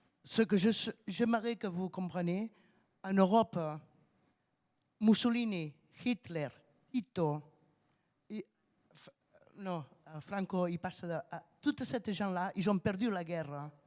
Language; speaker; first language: French; non-native, fluent; Catalan